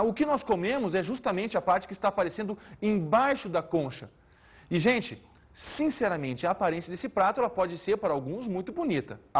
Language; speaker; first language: Portuguese; native; Portuguese